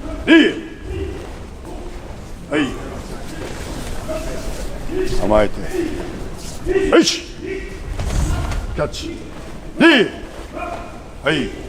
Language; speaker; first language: Japanese; native; Japanese